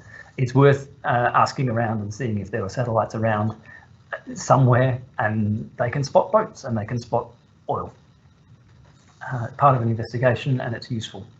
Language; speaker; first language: English; native; English